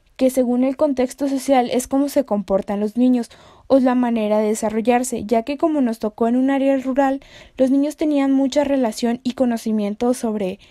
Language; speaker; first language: Spanish; native; Spanish